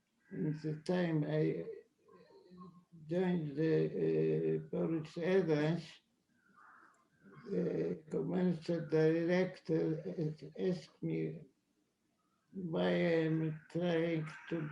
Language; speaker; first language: English; non-native, fluent; Polish